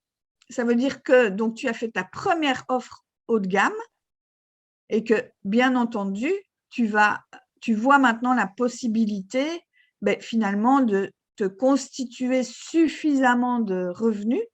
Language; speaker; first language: French; native; French